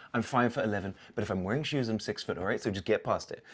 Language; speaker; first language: English; native; English